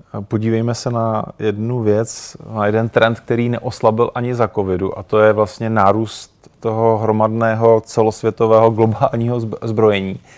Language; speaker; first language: Czech; native; Czech